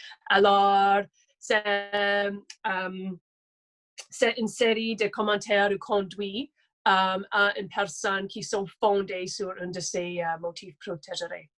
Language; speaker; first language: French; non-native, local second language; English